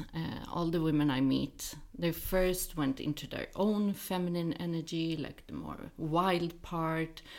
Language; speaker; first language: English; non-native, fluent; Swedish